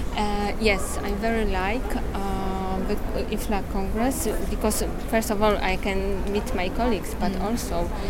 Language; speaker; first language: English; non-native, learner; Polish